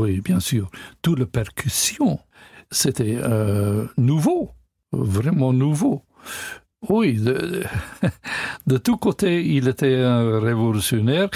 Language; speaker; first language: French; non-native, learner; English